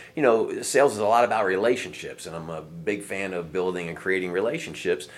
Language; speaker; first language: English; native; English